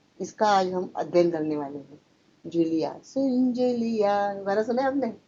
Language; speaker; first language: Hindi; non-native, local second language; Marathi